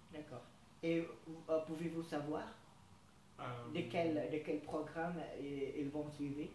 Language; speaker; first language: French; non-native, fluent; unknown